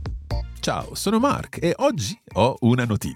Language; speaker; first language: Italian; non-native, fluent; English